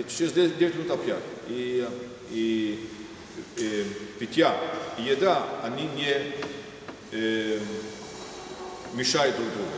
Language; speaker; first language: Russian; non-native, fluent; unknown